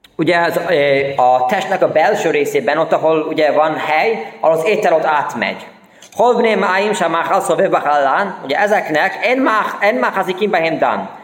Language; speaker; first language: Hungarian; early bilingual, heritage; Hungarian